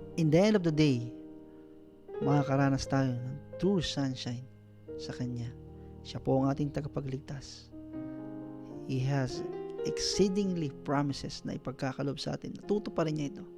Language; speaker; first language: Filipino; native; Filipino